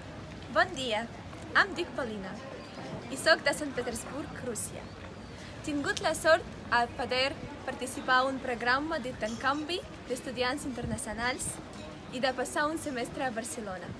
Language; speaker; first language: Catalan; non-native, learner; Russian